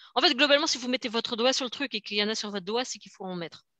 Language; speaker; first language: French; native; French